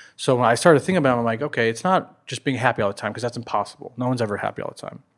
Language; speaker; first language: English; native; English